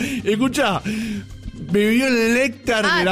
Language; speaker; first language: Spanish; native; Spanish